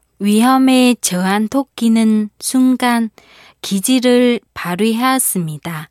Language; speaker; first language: Korean; non-native, fluent; Vietnamese